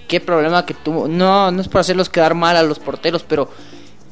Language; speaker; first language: Spanish; native; Spanish